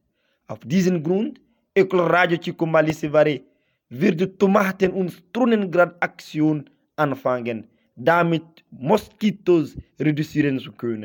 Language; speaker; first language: German; non-native, fluent; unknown